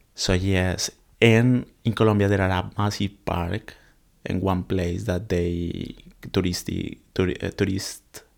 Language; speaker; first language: English; non-native, learner; Spanish